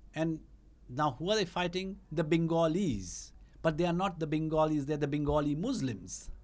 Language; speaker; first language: English; non-native, local second language; Bangla